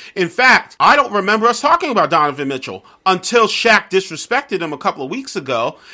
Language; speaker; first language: English; native; English